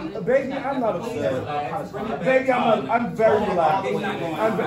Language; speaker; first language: English; native; English